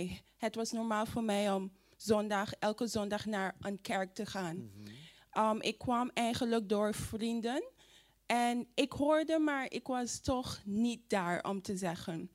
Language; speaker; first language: Dutch; non-native, fluent; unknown